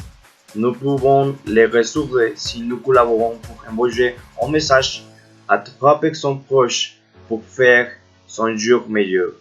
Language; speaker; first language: French; non-native, learner; Spanish